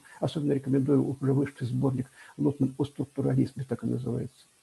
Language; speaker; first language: Russian; native; Russian